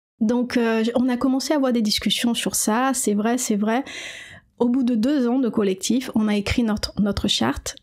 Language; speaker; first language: French; non-native, fluent; Portuguese